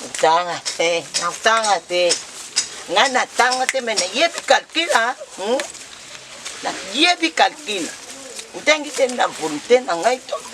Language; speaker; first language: Lingala; non-native, local second language; Mongo